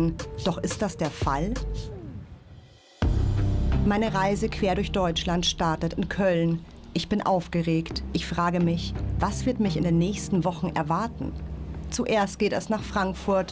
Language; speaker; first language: German; native; German